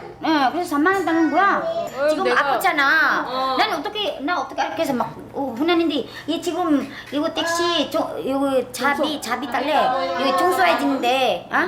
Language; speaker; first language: Korean; non-native, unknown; Filipino